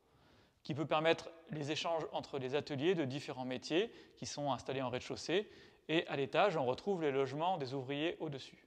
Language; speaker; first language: French; native; French